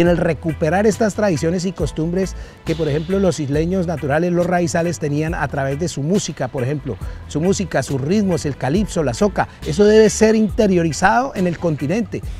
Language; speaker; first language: Spanish; native; Spanish